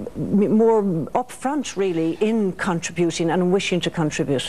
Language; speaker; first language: English; native; English